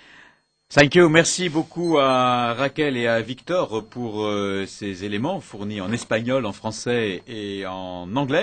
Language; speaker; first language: French; native; French